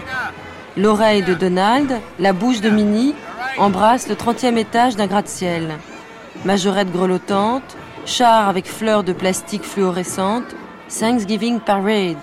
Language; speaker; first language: French; native; French